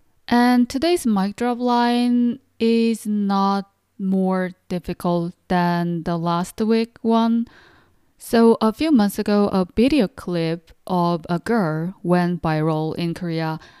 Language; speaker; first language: English; non-native, fluent; Korean